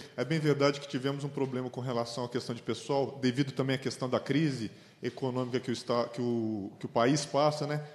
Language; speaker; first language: Portuguese; native; Portuguese